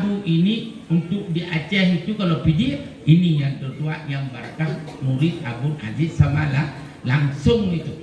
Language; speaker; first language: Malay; non-native, local second language; Achinese